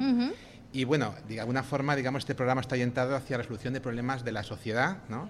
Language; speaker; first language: Spanish; native; Spanish